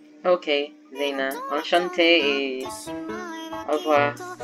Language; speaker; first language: French; non-native, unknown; Filipino